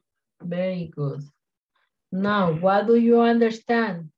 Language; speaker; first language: English; non-native, learner; Spanish